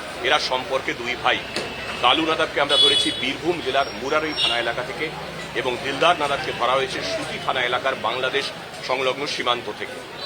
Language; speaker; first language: Bangla; native; Bangla